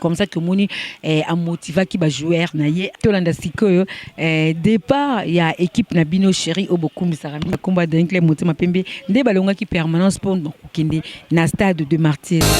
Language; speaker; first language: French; non-native, local second language; Lingala